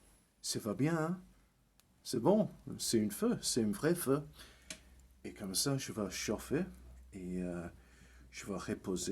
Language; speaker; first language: French; early bilingual, heritage; English